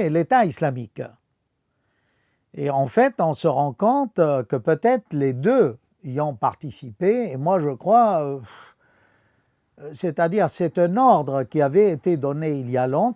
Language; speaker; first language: French; non-native, fluent; Arabic